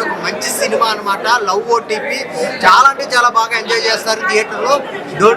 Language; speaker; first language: Telugu; native; Telugu